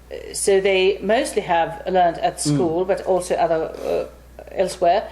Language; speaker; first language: English; non-native, fluent; Finnish